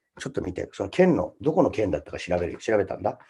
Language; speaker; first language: Japanese; native; Japanese